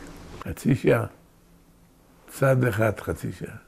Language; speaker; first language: Hebrew; early bilingual, other home language; Yiddish